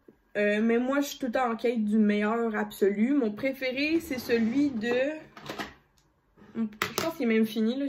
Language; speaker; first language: French; native; French